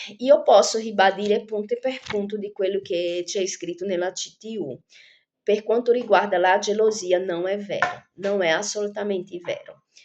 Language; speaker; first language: Italian; non-native, fluent; Portuguese